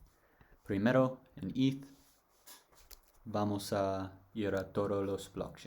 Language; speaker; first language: Spanish; non-native, learner; English